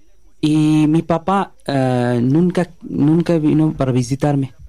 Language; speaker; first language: Spanish; non-native, learner; Bangla